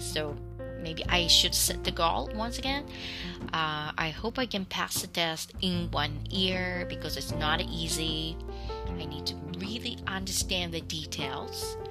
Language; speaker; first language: English; non-native, fluent; Japanese